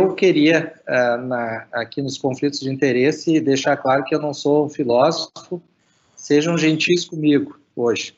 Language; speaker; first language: Portuguese; native; Portuguese